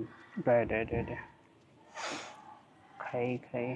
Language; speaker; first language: Chinese; non-native, learner; Amharic